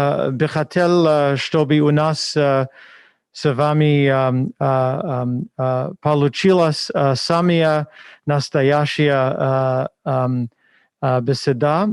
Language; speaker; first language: Russian; non-native, learner; English